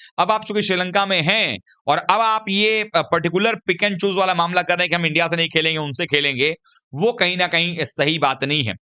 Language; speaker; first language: Hindi; native; Hindi